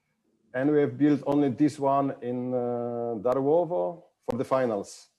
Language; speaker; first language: English; non-native, fluent; Polish